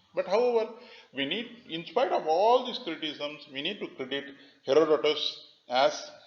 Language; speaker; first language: English; non-native, local second language; Tamil